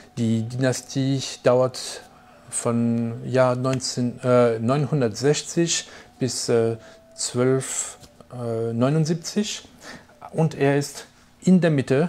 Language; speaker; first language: German; non-native, fluent; French